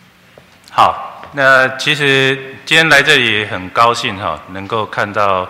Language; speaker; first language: Chinese; native; Chinese